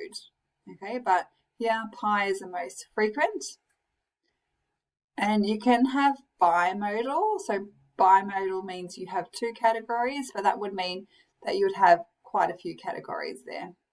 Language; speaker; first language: English; native; English